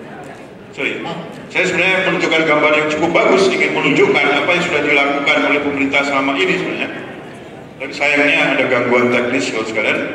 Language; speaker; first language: Indonesian; native; Indonesian